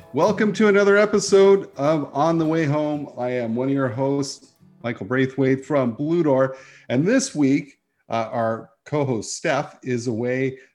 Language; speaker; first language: English; native; English